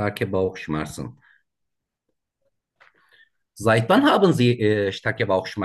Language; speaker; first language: German; non-native, learner; Turkish